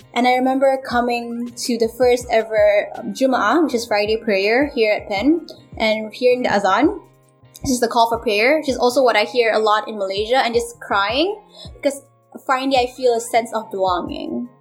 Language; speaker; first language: English; non-native, local second language; Malay